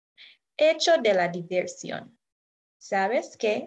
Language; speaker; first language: Spanish; non-native, fluent; English